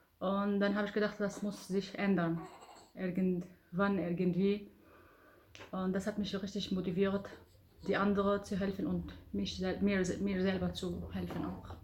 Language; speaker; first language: German; non-native, learner; Arabic